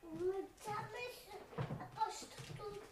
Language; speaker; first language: Italian; early bilingual, heritage; Italian